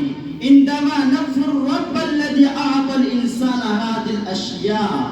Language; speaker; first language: Arabic; non-native, learner; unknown